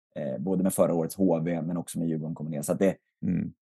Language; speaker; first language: Swedish; native; Swedish